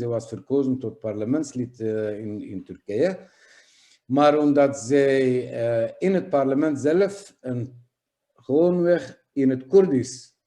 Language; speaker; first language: Dutch; non-native, fluent; Kurdish